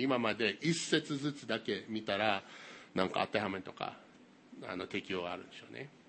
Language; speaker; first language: Japanese; non-native, fluent; English